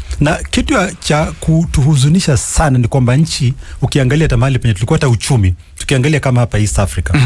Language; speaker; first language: Swahili; non-native, local second language; Kikuyu